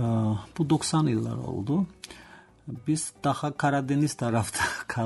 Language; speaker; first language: Turkish; non-native, learner; Georgian